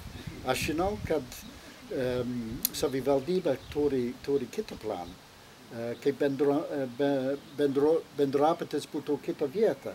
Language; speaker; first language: Lithuanian; non-native, learner; English